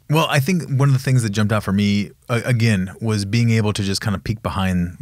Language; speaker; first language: English; native; English